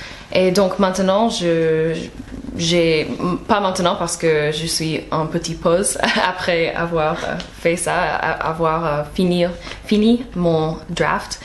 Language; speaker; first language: French; non-native, fluent; English